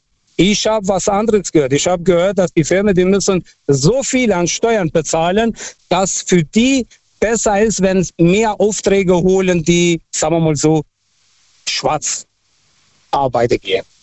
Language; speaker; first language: German; early bilingual, other home language; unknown